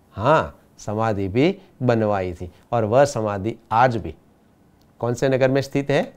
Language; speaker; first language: Hindi; non-native, local second language; Gujarati